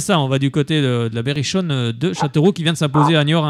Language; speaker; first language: French; native; French